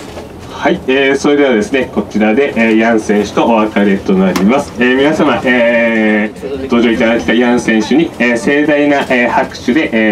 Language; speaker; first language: Japanese; native; Japanese